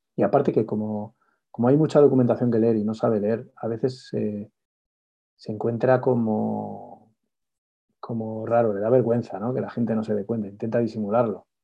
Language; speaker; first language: Spanish; native; Spanish